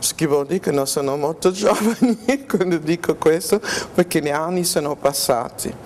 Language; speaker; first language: Italian; non-native, fluent; French